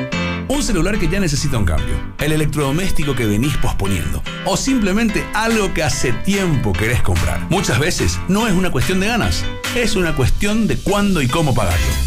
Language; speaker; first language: Spanish; native; Spanish